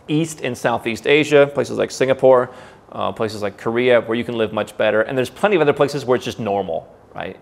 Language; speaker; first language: English; native; English